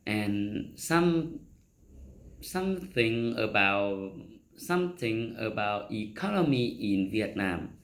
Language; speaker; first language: English; non-native, learner; Vietnamese